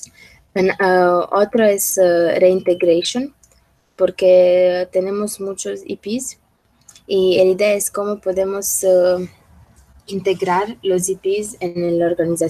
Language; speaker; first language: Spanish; non-native, learner; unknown